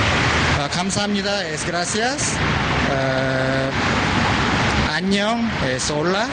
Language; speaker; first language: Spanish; non-native, fluent; Korean